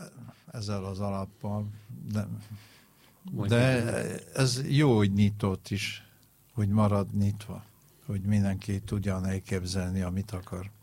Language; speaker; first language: Hungarian; non-native, learner; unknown